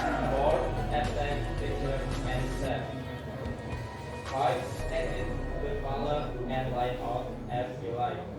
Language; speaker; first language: English; non-native, learner; Indonesian